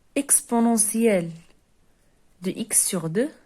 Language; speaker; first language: French; non-native, local second language; Arabic